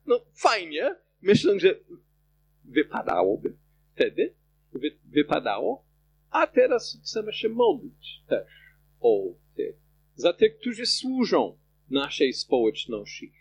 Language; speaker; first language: Polish; non-native, fluent; English